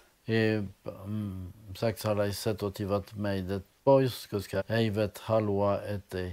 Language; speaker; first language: Finnish; non-native, fluent; French